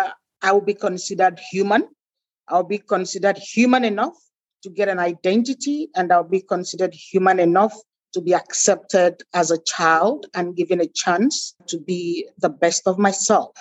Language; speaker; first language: English; non-native, local second language; Igbo